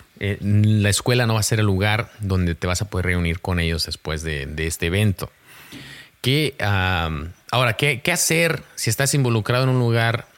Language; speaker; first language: Spanish; early bilingual, heritage; Spanish